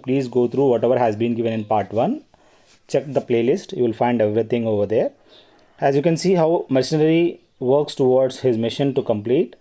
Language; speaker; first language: English; non-native, local second language; Telugu